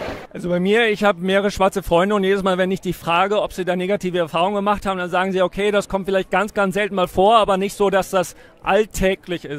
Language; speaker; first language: German; native; German